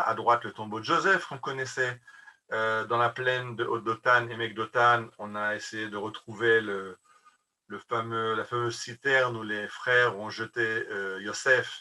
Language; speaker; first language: French; native; French